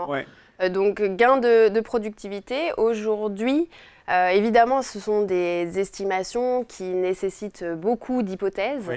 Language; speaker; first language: French; native; French